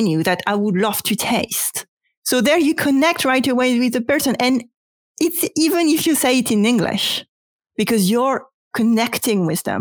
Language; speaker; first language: English; non-native, fluent; French